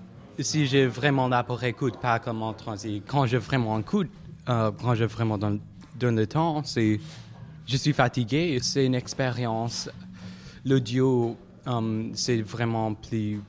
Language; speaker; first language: French; non-native, local second language; English